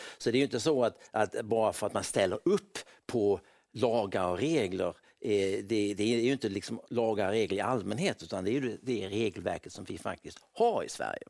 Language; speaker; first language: Swedish; native; Swedish